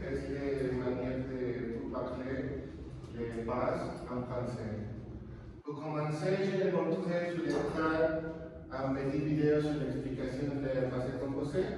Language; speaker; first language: French; non-native, learner; Spanish